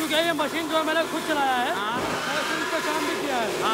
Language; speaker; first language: Hindi; native; Hindi